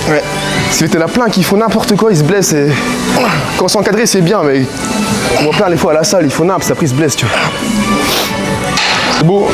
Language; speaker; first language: French; native; French